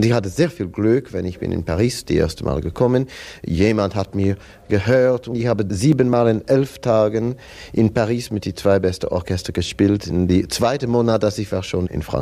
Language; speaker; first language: German; non-native, fluent; English